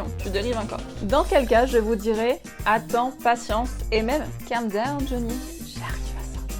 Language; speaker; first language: French; native; French